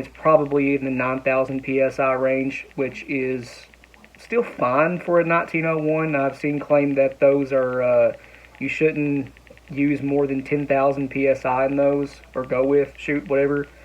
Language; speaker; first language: English; native; English